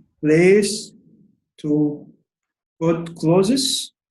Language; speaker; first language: English; non-native, learner; Arabic